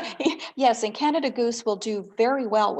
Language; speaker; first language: English; native; English